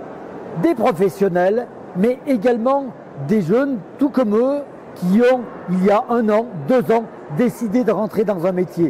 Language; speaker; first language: French; native; French